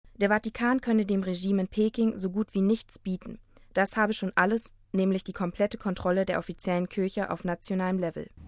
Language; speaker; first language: German; native; German